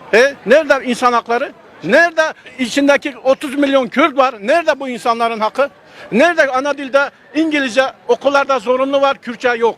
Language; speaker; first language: Turkish; non-native, local second language; Kurdish